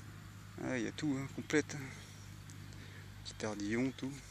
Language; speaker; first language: French; native; French